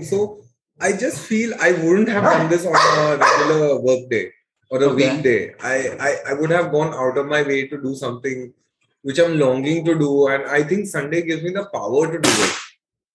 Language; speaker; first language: English; non-native, local second language; Hindi